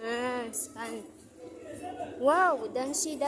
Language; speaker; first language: English; non-native, learner; Filipino